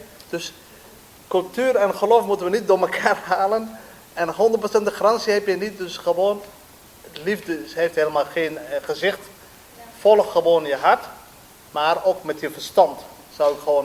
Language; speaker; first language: Dutch; non-native, fluent; Somali